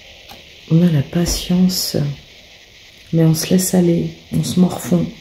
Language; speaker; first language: French; native; French